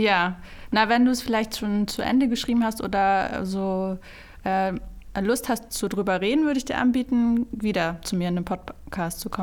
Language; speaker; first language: German; native; German